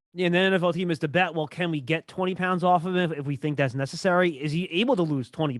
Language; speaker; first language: English; native; English